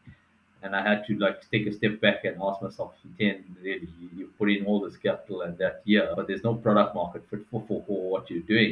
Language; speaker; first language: English; native; English